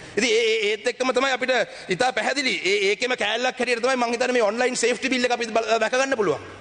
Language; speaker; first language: Sinhala; non-native, local second language; Tamil